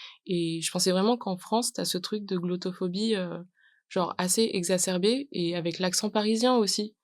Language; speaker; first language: French; early bilingual, other home language; Vietnamese